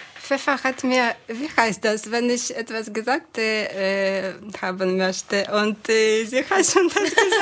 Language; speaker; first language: German; non-native, fluent; Ukrainian